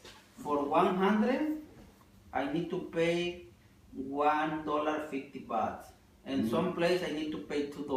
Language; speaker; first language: English; non-native, learner; Spanish